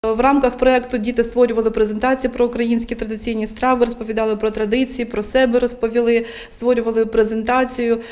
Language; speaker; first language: Ukrainian; native; Ukrainian